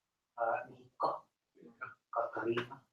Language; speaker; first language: Finnish; native; Finnish